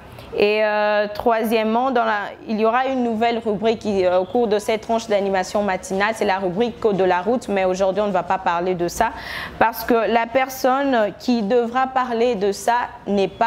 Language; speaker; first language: French; non-native, local second language; Lingala